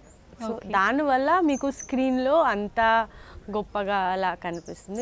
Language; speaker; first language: Telugu; non-native, learner; Bangla